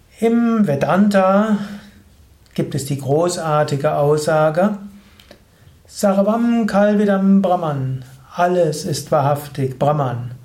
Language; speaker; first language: German; native; German